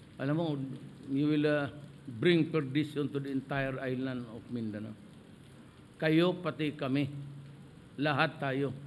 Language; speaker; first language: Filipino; non-native, local second language; Cebuano